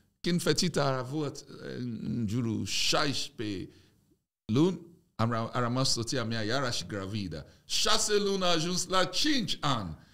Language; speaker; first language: Romanian; non-native, fluent; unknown